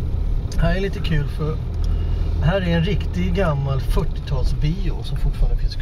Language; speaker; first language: Swedish; native; Swedish